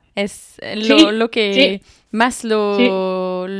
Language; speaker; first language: Spanish; non-native, learner; French